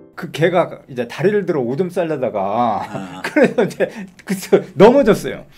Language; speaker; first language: Korean; native; Korean